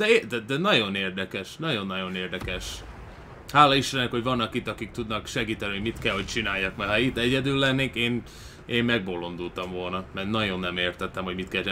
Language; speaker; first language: Hungarian; early bilingual, heritage; Hungarian